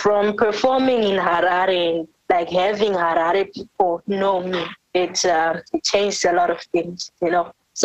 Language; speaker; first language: English; non-native, local second language; North Ndebele